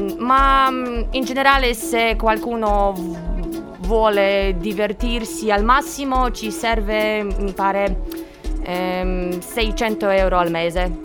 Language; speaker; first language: Italian; non-native, fluent; Russian